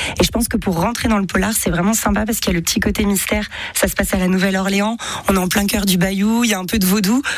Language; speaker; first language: French; native; French